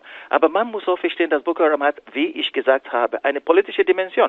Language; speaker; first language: German; non-native, fluent; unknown